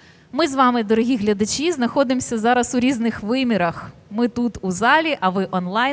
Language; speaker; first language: Ukrainian; native; Ukrainian